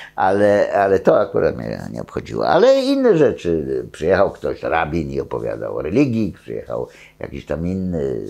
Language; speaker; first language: Polish; native; Polish